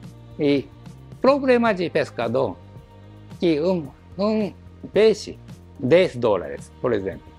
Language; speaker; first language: Portuguese; non-native, learner; Japanese